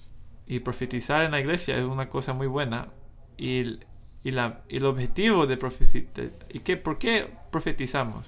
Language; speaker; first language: Spanish; non-native, fluent; English